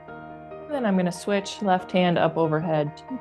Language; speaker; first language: English; native; English